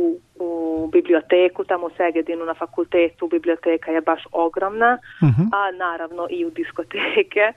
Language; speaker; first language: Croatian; non-native, local second language; Hungarian